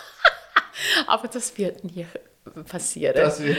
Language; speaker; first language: German; non-native, fluent; English